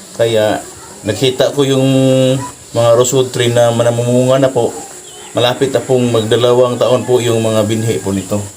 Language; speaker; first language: Filipino; non-native, local second language; Cebuano